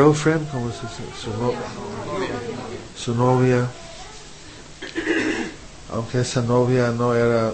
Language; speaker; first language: Spanish; non-native, fluent; English